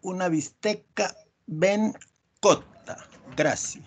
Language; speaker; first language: Italian; non-native, learner; Spanish